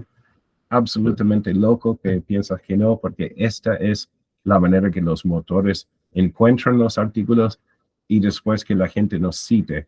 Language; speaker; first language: Spanish; non-native, fluent; English